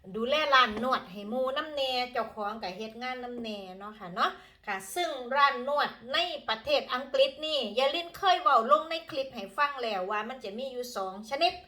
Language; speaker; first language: Thai; native; Thai